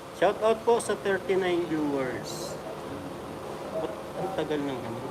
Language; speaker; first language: Filipino; native; Filipino